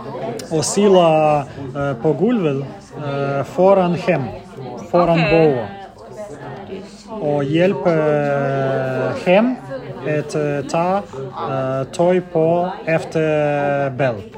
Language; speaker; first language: Danish; non-native, learner; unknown